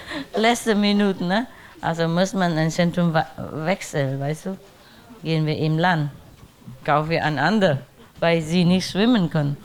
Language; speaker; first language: German; non-native, learner; Vietnamese